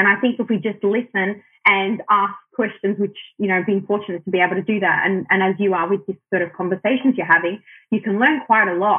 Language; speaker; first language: English; non-native, local second language; Arabic